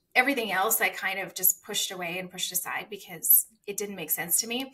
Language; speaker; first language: English; native; English